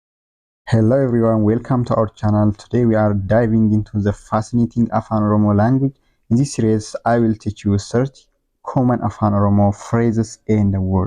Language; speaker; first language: English; non-native, local second language; Oromo